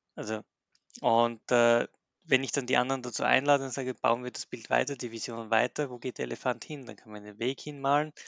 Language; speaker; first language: German; native; German